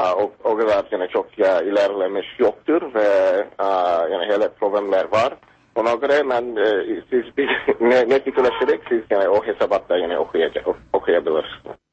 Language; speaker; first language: Turkish; non-native, fluent; English